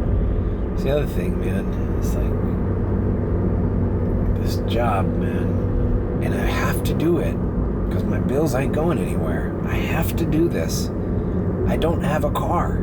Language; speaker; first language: English; early bilingual, other home language; Spanish